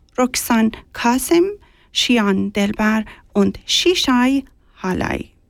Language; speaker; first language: German; non-native, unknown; Persian